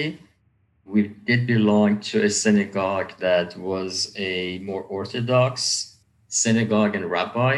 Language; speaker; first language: English; native; English